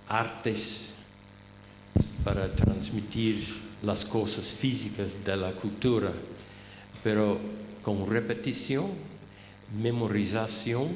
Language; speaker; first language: Spanish; non-native, fluent; English